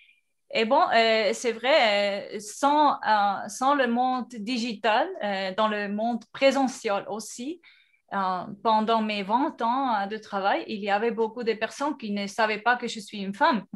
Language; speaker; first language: French; non-native, fluent; Spanish